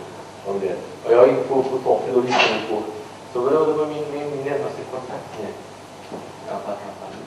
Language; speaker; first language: Swedish; non-native, fluent; Kurdish